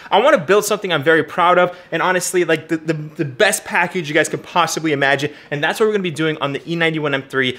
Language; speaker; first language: English; native; English